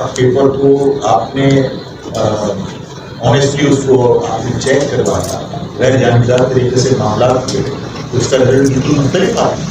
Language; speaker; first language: Urdu; native; Urdu